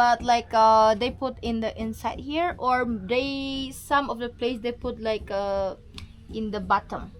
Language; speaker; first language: English; non-native, fluent; Indonesian